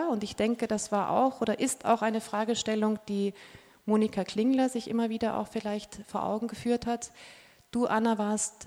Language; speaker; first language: German; native; German